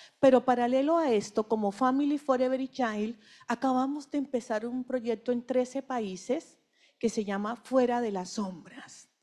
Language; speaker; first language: Spanish; native; Spanish